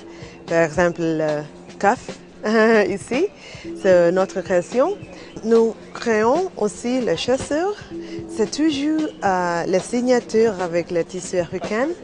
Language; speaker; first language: French; non-native, learner; Swahili